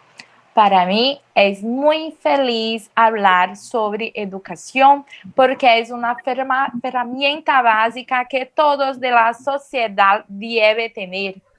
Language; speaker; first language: Spanish; non-native, fluent; Portuguese